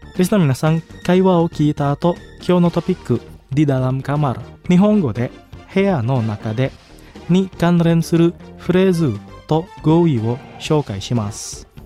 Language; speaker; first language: Japanese; non-native, fluent; Indonesian